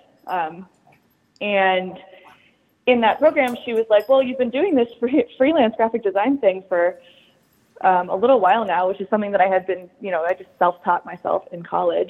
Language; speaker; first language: English; native; English